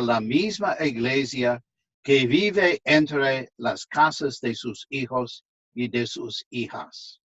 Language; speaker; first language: Spanish; non-native, fluent; English